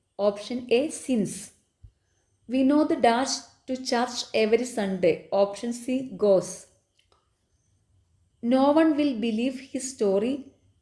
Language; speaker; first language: English; non-native, local second language; Malayalam